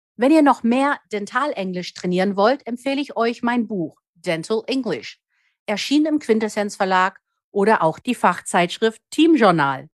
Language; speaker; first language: German; native; German